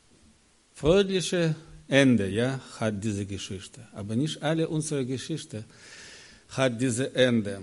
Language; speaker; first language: German; non-native, learner; Russian